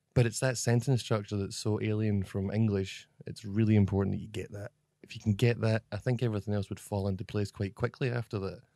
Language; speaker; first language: English; native; English